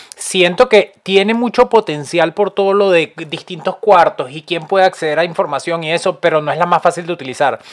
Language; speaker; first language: Spanish; native; Spanish